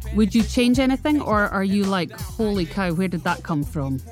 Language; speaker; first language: English; native; English